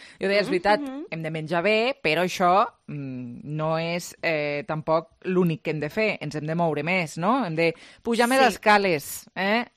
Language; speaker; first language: Catalan; native; Catalan